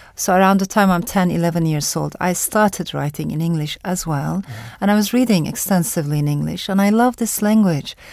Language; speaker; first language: English; non-native, fluent; Turkish